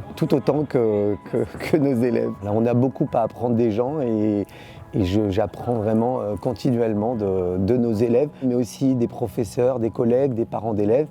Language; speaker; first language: French; early bilingual, other home language; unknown